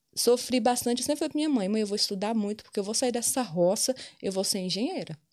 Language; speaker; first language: Portuguese; native; Portuguese